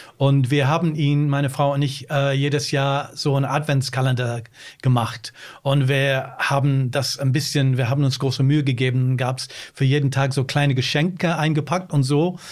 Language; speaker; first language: German; non-native, fluent; English